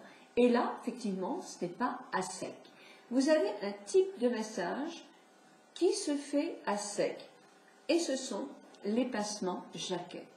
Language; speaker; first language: French; native; French